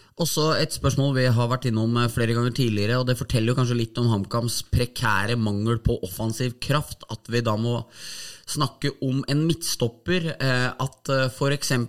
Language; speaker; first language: Norwegian; native; Norwegian